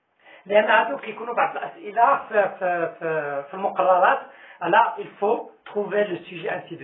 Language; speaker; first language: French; non-native, local second language; Arabic